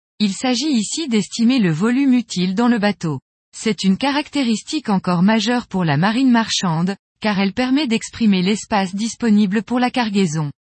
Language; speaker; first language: French; native; French